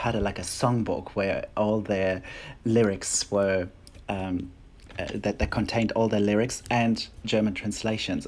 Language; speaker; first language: English; non-native, fluent; German